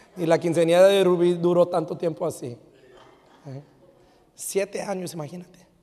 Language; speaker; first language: Spanish; early bilingual, heritage; Spanish